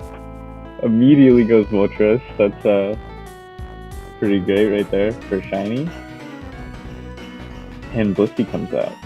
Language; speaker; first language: English; native; English